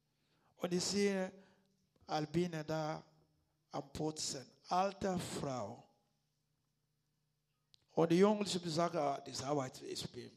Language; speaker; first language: German; non-native, learner; Lingala